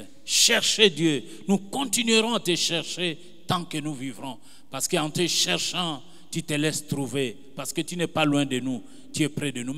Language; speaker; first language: French; non-native, local second language; Lingala